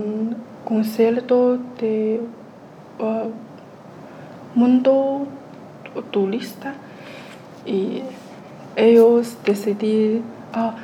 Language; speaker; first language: Spanish; non-native, learner; Chinese